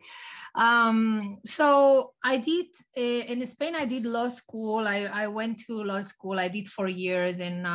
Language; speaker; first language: English; non-native, fluent; Spanish